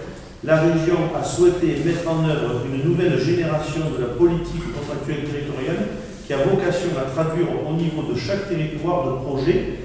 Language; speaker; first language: French; native; French